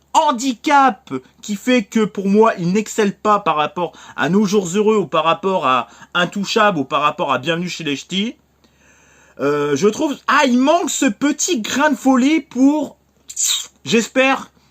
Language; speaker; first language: French; native; French